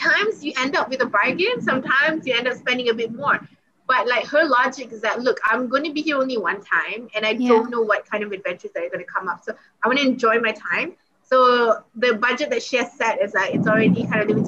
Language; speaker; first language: English; non-native, local second language; Malay